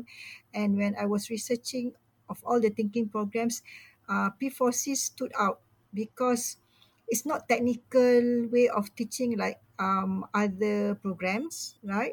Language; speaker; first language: English; non-native, local second language; Malay